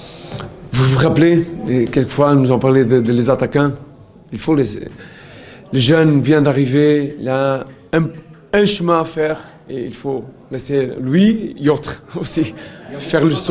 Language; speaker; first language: French; non-native, learner; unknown